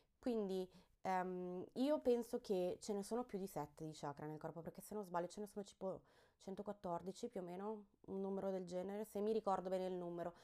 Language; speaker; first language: Italian; early bilingual, heritage; Italian